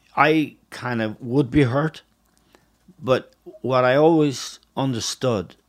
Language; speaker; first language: English; native; English